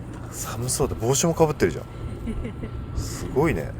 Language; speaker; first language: Japanese; native; Japanese